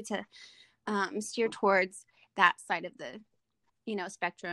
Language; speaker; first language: English; native; English